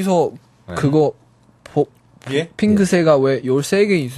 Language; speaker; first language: Korean; non-native, learner; Chinese